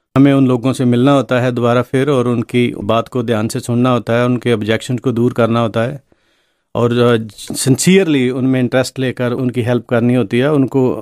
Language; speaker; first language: Hindi; non-native, local second language; Punjabi